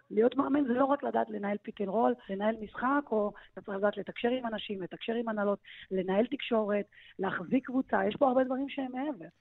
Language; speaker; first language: Hebrew; native; Hebrew